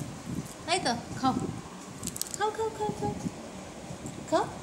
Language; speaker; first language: Hindi; non-native, local second language; Bangla